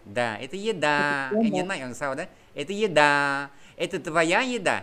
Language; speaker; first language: Russian; non-native, fluent; Vietnamese